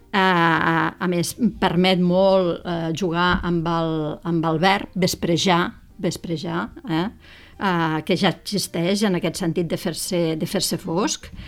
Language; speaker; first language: Catalan; native; Catalan